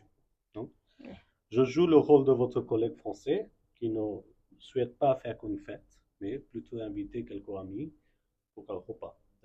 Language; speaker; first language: French; non-native, fluent; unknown